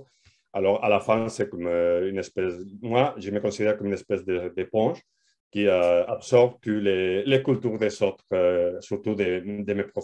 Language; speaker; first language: French; non-native, learner; Spanish